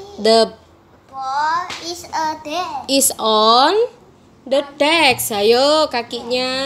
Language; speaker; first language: English; non-native, learner; Indonesian